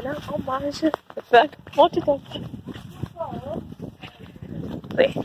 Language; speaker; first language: French; early bilingual, heritage; English